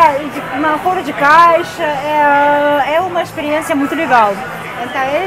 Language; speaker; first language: Portuguese; non-native, fluent; Russian